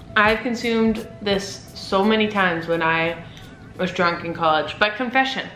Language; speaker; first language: English; native; English